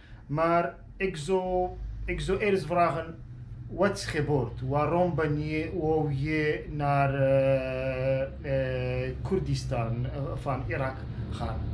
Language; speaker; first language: Dutch; non-native, fluent; Kurdish